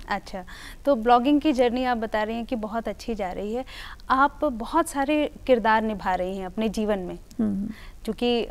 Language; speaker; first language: Hindi; native; Hindi